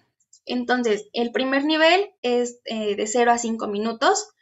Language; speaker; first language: Spanish; native; Spanish